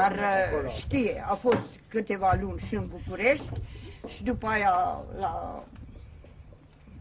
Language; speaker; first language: Romanian; non-native, local second language; Hungarian